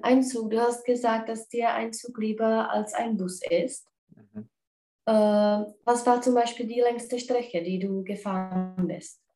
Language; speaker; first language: German; non-native, fluent; Czech